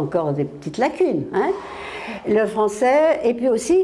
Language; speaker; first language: French; native; French